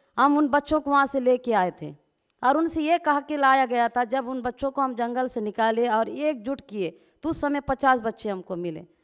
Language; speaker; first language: Hindi; non-native, local second language; Gondi